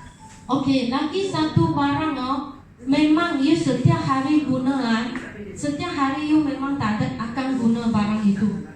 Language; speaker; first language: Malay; non-native, local second language; Chinese